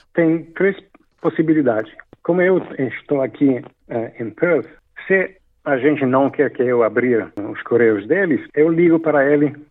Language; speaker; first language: Portuguese; non-native, fluent; French